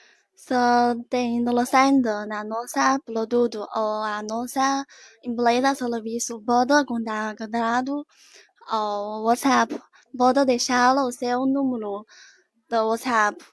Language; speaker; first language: Portuguese; non-native, learner; Chinese